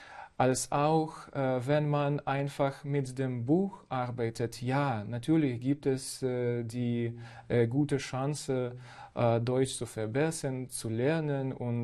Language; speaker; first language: German; non-native, fluent; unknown